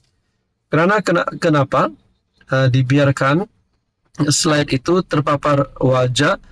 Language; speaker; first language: Malay; native; Malay